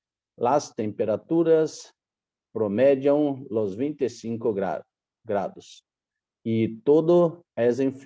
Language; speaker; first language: Spanish; non-native, learner; Portuguese